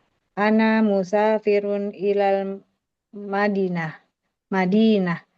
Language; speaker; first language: Arabic; non-native, learner; Indonesian